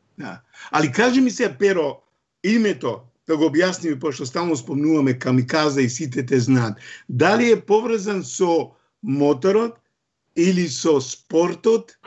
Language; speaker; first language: Macedonian; non-native, local second language; Romany